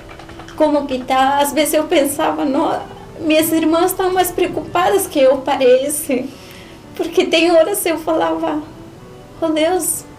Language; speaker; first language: Portuguese; non-native, learner; Spanish